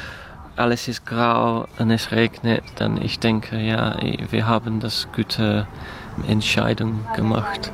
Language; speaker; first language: German; non-native, learner; English